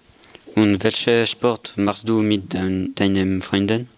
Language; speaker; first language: German; non-native, learner; French